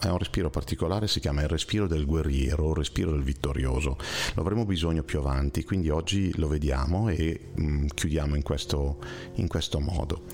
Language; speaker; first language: Italian; native; Italian